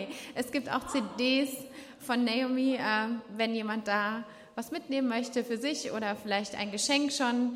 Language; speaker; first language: German; native; German